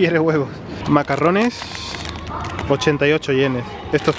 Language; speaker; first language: Spanish; native; Spanish